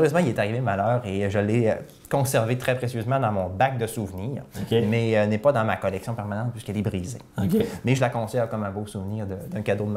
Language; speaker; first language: French; native; French